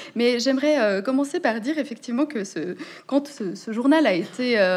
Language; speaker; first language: French; native; French